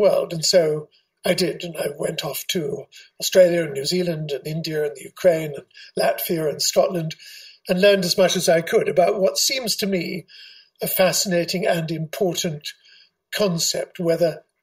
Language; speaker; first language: English; native; English